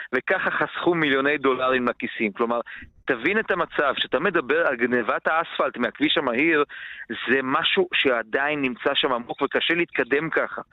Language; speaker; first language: Hebrew; non-native, fluent; Romanian